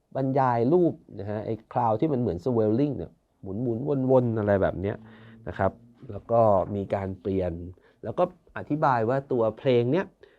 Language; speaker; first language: Thai; native; Thai